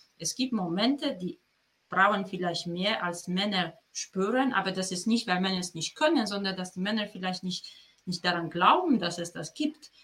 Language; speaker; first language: German; non-native, fluent; Polish